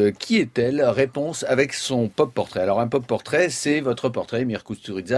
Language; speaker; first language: French; native; French